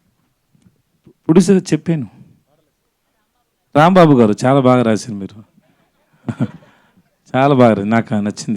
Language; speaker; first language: Telugu; non-native, learner; Tamil